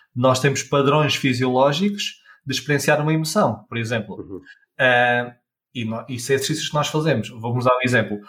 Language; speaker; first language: Portuguese; native; Portuguese